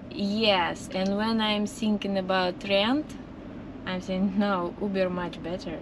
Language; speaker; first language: English; non-native, learner; Russian